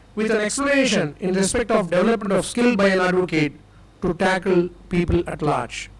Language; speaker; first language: English; non-native, local second language; Tamil